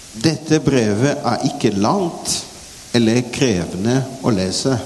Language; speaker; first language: Norwegian; non-native, fluent; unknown